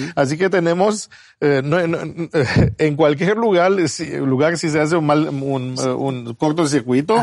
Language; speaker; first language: Spanish; non-native, fluent; Romanian